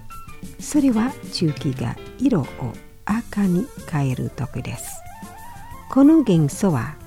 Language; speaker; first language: Japanese; non-native, fluent; Indonesian